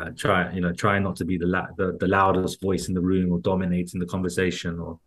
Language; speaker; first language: English; early bilingual, other home language; Spanish